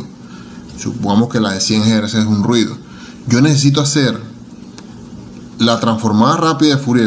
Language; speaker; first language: Spanish; native; Spanish